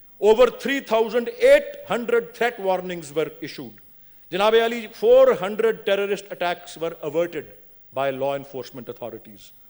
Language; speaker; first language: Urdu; native; Urdu